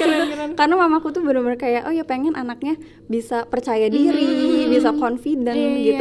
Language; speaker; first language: Indonesian; native; Indonesian